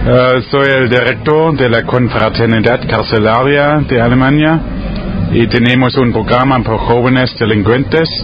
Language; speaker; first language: Spanish; non-native, learner; German